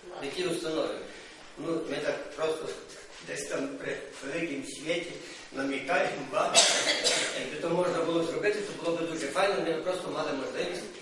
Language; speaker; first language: Ukrainian; native; Ukrainian